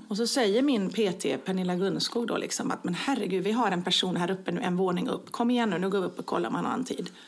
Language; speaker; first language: Swedish; native; Swedish